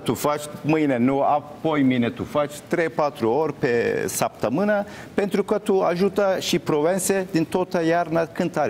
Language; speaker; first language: Romanian; non-native, learner; Turkish